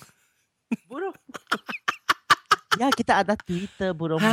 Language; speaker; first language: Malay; non-native, local second language; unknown